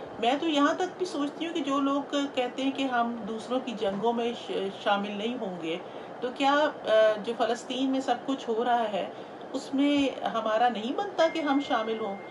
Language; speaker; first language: Urdu; native; Urdu